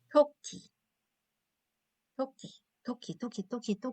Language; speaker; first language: Korean; non-native, learner; Cebuano